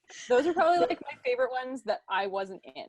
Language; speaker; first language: English; native; English